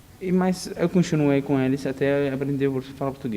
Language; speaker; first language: Portuguese; non-native, learner; Arabic